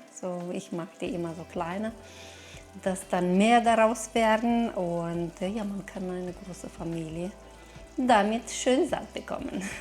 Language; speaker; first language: German; non-native, fluent; Romanian